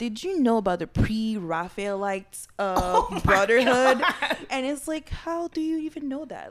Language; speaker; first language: English; non-native, fluent; Haitian Creole